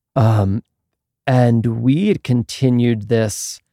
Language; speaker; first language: English; native; English